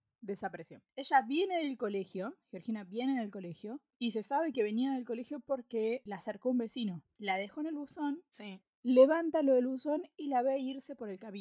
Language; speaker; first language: Spanish; native; Spanish